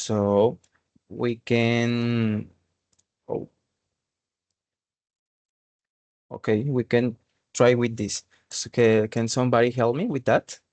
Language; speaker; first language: English; non-native, learner; Spanish